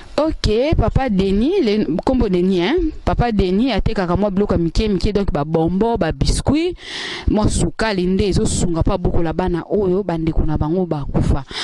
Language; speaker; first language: Lingala; native; Lingala